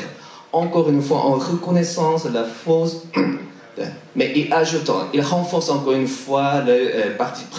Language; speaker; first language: French; non-native, fluent; Korean